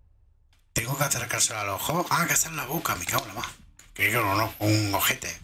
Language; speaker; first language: Spanish; native; Spanish